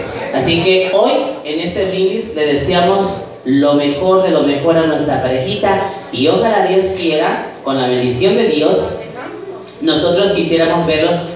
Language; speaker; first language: Spanish; native; Spanish